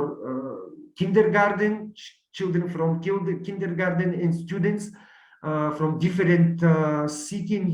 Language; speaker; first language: English; non-native, learner; Bulgarian